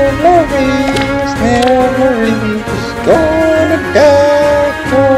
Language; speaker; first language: English; native; English